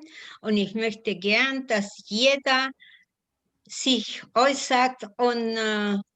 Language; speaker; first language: German; non-native, fluent; Spanish